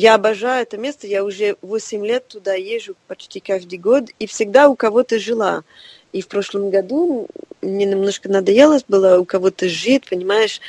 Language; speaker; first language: Russian; non-native, fluent; French